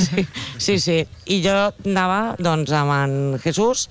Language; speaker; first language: Catalan; non-native, local second language; Spanish